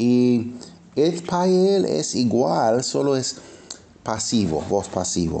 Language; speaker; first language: Spanish; non-native, fluent; English